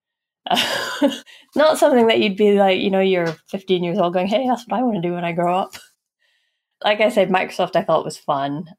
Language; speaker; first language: English; native; English